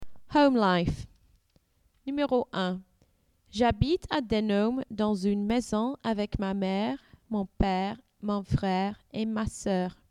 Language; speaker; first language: French; non-native, learner; English